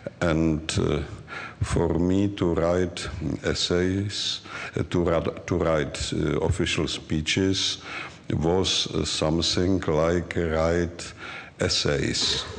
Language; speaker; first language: English; non-native, learner; Czech